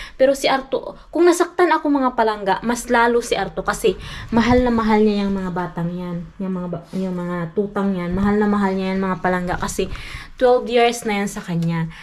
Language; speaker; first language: Filipino; non-native, local second language; Hiligaynon